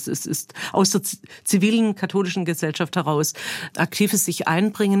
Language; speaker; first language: German; native; German